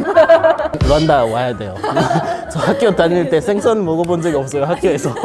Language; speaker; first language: Korean; non-native, fluent; Kinyarwanda